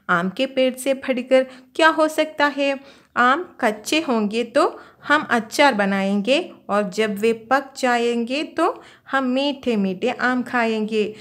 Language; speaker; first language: Hindi; non-native, local second language; Malayalam